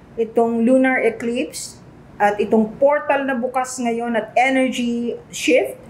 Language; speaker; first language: Filipino; non-native, local second language; Bikol